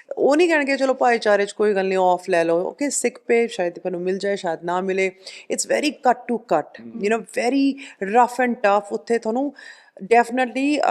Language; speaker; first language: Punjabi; early bilingual, heritage; Punjabi